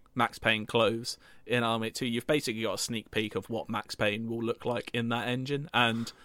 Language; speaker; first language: English; native; English